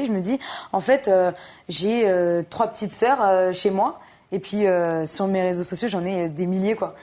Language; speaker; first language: French; native; French